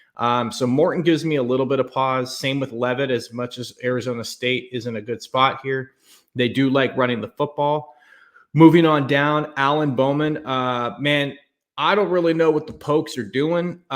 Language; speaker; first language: English; native; English